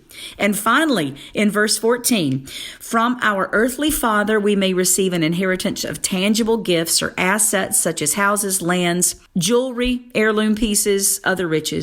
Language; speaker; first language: English; native; English